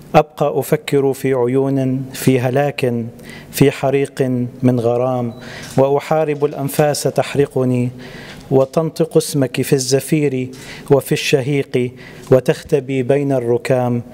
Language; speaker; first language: Arabic; native; Arabic